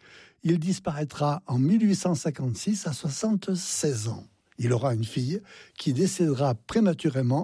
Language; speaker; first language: French; native; French